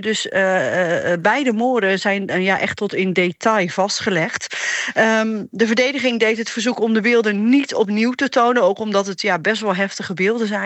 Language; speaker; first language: Dutch; native; Dutch